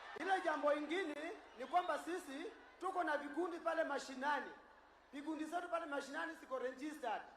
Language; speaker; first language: Swahili; native; Swahili